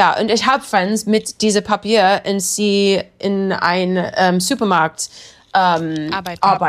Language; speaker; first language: German; non-native, learner; English